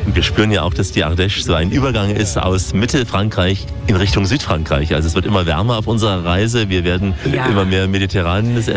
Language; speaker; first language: German; native; German